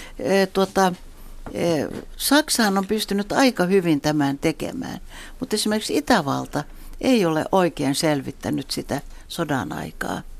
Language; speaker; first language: Finnish; non-native, local second language; Swedish